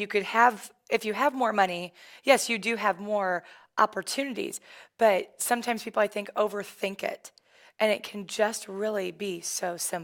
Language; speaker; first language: English; native; English